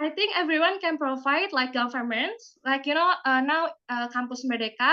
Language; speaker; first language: English; non-native, learner; Indonesian